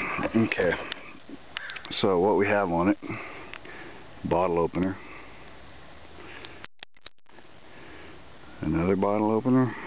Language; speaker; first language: English; native; English